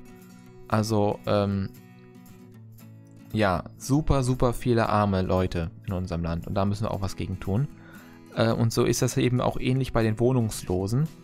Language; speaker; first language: German; native; German